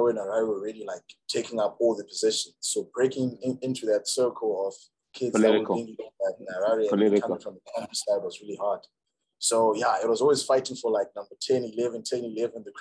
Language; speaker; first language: English; non-native, local second language; Shona